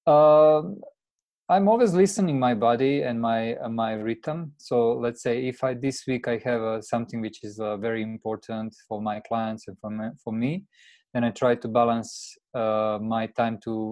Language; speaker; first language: English; non-native, fluent; Croatian